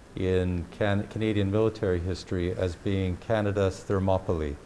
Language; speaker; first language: English; native; English